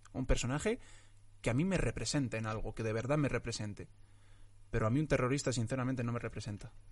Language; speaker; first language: Spanish; early bilingual, other home language; Arabic